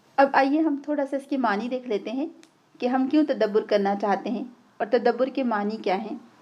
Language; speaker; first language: Urdu; native; Urdu